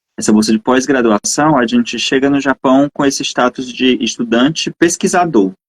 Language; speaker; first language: Portuguese; native; Portuguese